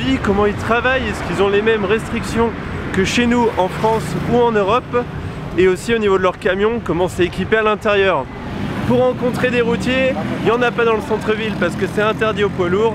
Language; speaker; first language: French; native; French